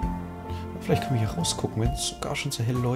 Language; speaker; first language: German; native; German